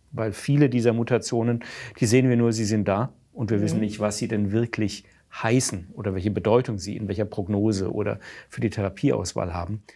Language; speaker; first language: German; native; German